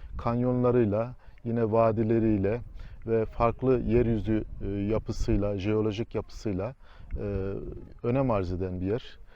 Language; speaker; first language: Turkish; native; Turkish